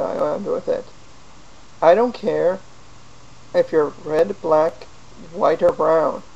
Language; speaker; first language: English; native; English